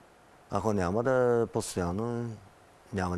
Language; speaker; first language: Bulgarian; non-native, learner; Chinese